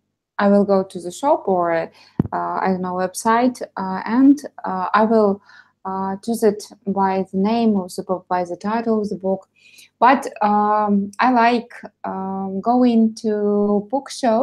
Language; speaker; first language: English; non-native, fluent; Russian